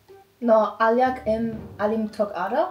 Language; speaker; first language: Korean; non-native, learner; German